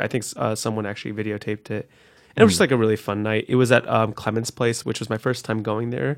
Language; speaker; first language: English; native; English